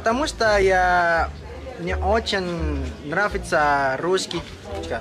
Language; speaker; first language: Russian; non-native, learner; Indonesian